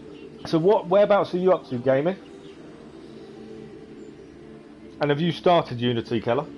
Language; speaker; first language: English; native; English